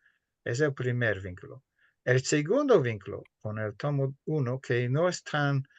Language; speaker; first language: Spanish; non-native, fluent; English